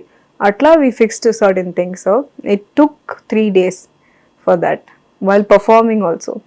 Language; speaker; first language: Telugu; non-native, learner; Tamil